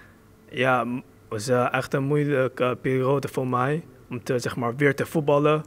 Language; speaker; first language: Dutch; early bilingual, other home language; Chinese